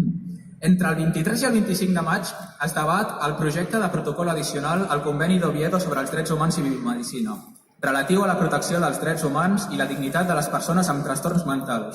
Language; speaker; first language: Catalan; native; Catalan